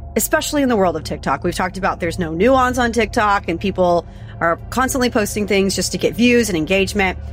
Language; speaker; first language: English; native; English